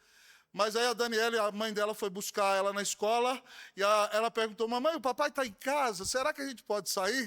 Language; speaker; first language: Portuguese; native; Portuguese